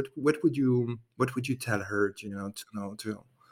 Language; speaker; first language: English; non-native, fluent; French